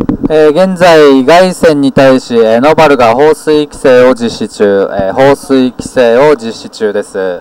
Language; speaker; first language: Japanese; native; Japanese